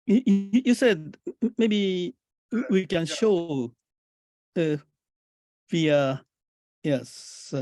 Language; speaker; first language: English; non-native, fluent; Japanese